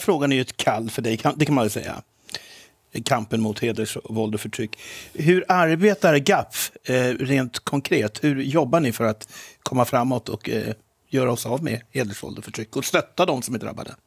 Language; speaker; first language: Swedish; native; Swedish